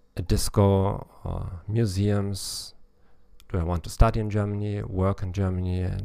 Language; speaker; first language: English; non-native, fluent; German